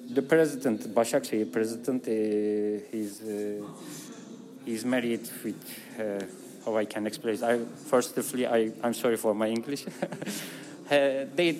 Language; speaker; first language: English; non-native, learner; Turkish